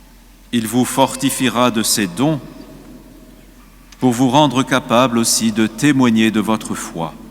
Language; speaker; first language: French; native; French